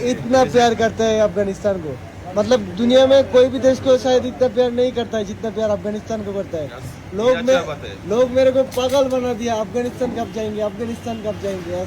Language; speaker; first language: Hindi; non-native, fluent; Bangla